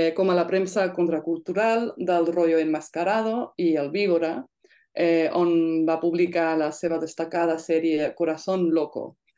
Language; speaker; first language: Catalan; non-native, fluent; English